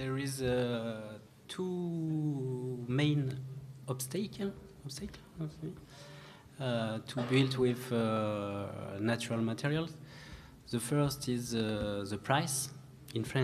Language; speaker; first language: English; non-native, learner; French